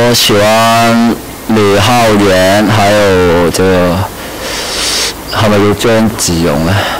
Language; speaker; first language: Chinese; non-native, local second language; Cantonese